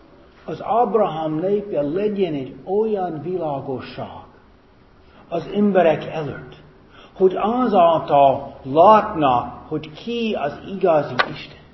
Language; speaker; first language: Hungarian; non-native, fluent; English